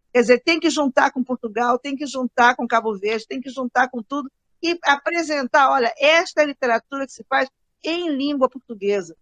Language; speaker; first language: Portuguese; native; Portuguese